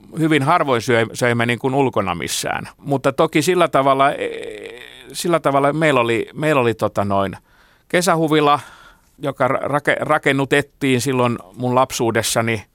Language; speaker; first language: Finnish; non-native, local second language; Swedish